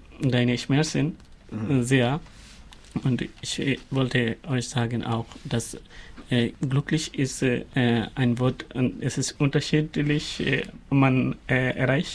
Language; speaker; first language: German; non-native, learner; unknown